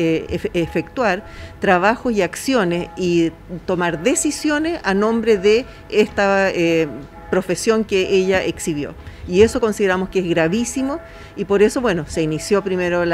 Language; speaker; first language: Spanish; native; Spanish